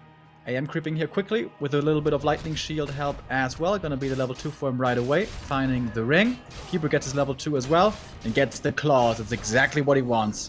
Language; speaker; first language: English; non-native, fluent; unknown